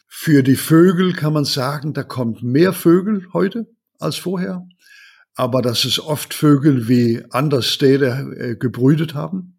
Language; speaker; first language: German; non-native, learner; Danish